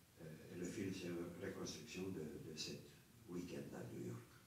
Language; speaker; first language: French; non-native, fluent; Romanian